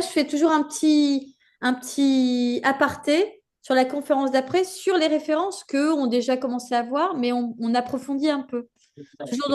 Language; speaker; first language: French; native; French